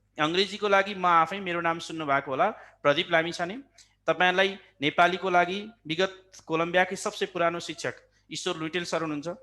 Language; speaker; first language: Nepali; native; Nepali